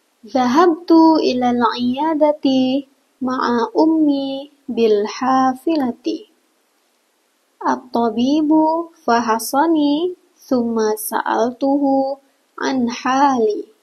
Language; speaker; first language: Arabic; non-native, fluent; Indonesian